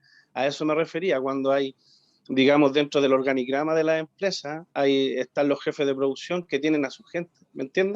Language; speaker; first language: Spanish; native; Spanish